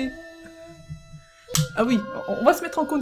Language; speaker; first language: French; native; French